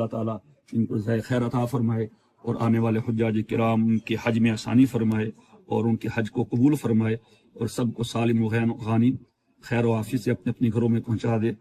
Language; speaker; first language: Urdu; native; Urdu